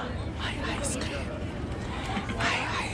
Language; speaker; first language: Japanese; non-native, learner; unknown